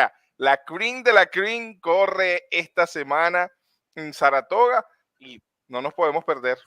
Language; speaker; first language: Spanish; native; Spanish